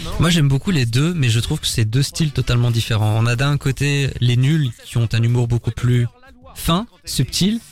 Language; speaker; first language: French; native; French